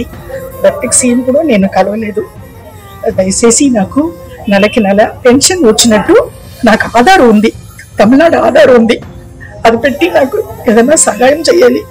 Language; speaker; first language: Telugu; non-native, local second language; Tamil